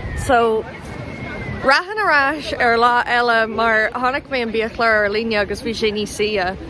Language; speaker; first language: Irish; non-native, local second language; English